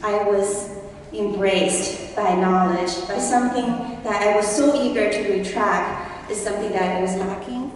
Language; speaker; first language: English; early bilingual, other home language; Chinese